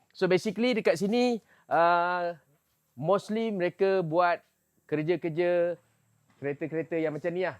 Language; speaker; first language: Malay; native; Malay